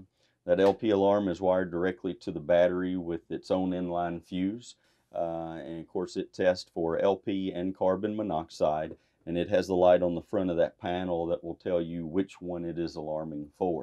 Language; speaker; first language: English; native; English